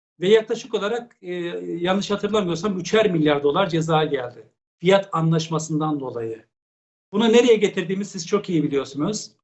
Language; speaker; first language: Turkish; native; Turkish